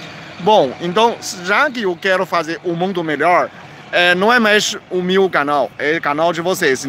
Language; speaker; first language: Portuguese; non-native, fluent; Chinese